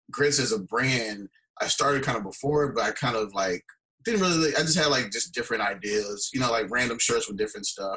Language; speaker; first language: English; native; English